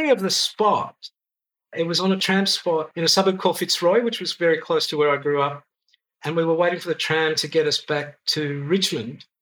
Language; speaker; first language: English; non-native, local second language; Greek